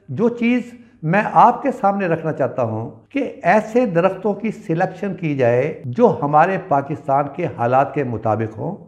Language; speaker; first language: Urdu; non-native, local second language; Punjabi